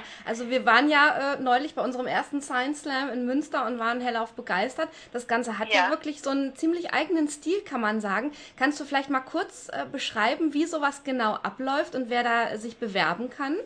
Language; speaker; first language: German; native; German